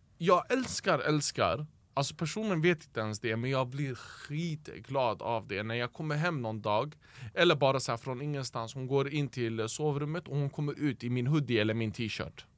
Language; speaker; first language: Swedish; early bilingual, other home language; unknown